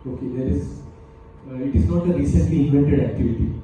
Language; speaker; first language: English; non-native, local second language; Marathi